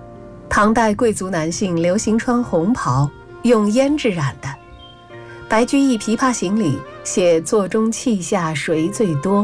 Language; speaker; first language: Chinese; native; Chinese